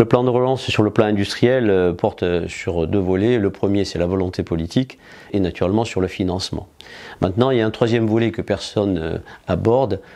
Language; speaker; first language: French; native; French